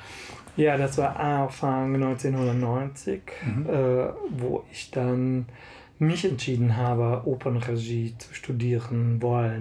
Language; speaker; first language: German; non-native, fluent; Hungarian